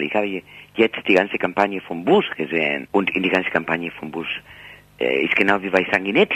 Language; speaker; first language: German; non-native, fluent; Spanish